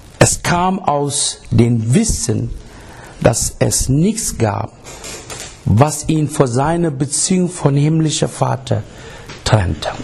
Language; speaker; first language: German; non-native, learner; English